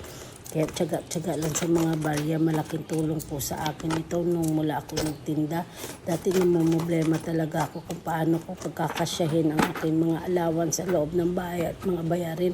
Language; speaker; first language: Filipino; non-native, local second language; Cebuano